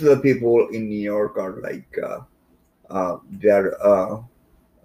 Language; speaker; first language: English; non-native, local second language; Bangla